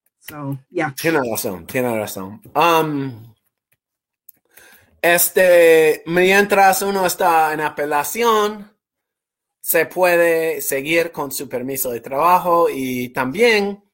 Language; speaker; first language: Spanish; non-native, fluent; English